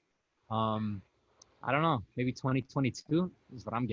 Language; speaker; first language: English; native; English